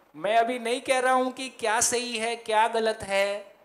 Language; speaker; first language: Hindi; native; Hindi